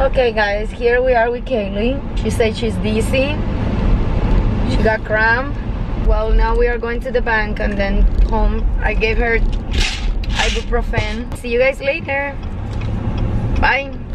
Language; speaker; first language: English; non-native, learner; Spanish